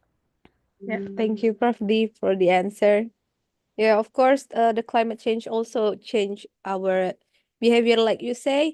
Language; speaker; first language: English; non-native, fluent; Indonesian